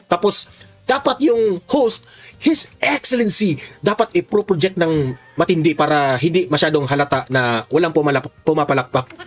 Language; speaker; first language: Filipino; non-native, local second language; Cebuano